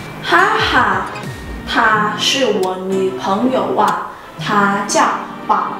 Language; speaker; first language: Chinese; non-native, fluent; Khmer